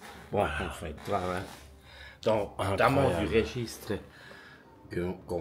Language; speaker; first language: French; non-native, local second language; German